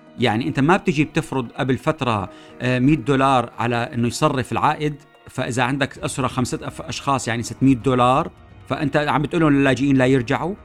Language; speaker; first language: Arabic; native; Arabic